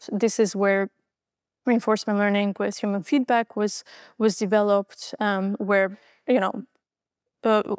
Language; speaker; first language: English; non-native, fluent; Albanian